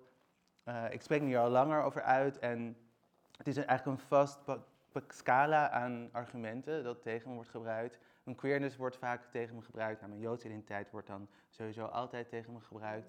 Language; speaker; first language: Dutch; native; Dutch